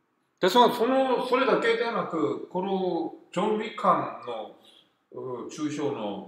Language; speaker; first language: Japanese; non-native, fluent; Korean